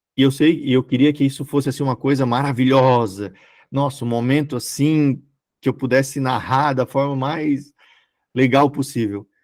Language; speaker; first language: Portuguese; native; Portuguese